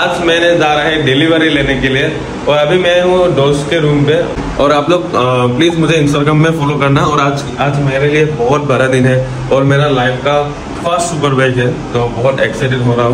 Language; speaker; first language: Hindi; non-native, local second language; Assamese